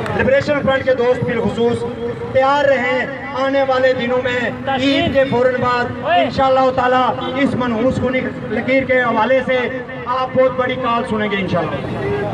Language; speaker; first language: Urdu; non-native, local second language; Pahari-Potwari